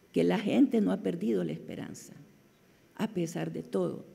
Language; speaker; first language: Spanish; native; Spanish